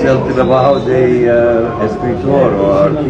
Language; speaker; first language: Spanish; non-native, learner; English